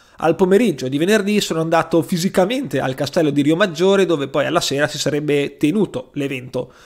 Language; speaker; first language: Italian; native; Italian